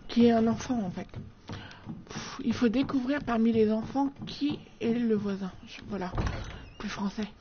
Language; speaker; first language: French; native; French